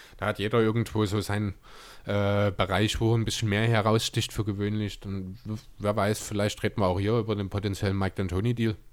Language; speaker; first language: German; native; German